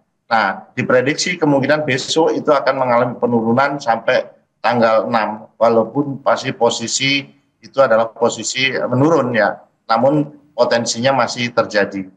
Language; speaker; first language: Indonesian; native; Indonesian